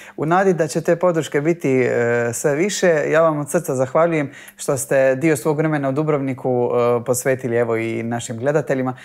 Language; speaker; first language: Croatian; native; Croatian